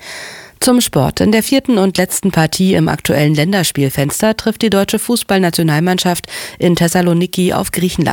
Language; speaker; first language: German; native; German